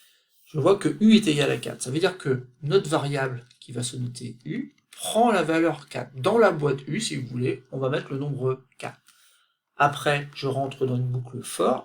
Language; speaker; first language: French; native; French